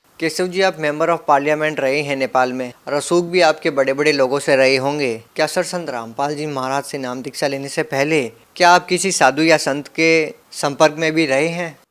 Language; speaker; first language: Hindi; native; Hindi